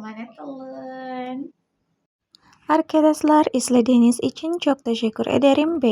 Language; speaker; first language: Turkish; non-native, learner; Indonesian